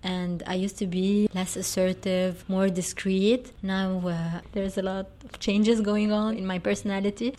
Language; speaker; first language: English; non-native, fluent; Arabic